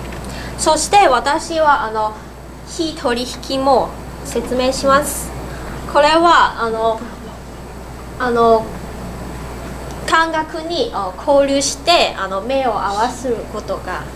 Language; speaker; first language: Japanese; non-native, learner; Cantonese